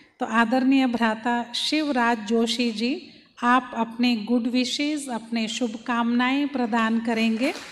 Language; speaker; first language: Hindi; native; Hindi